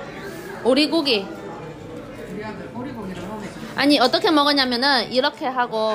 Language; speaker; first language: Korean; non-native, fluent; Chinese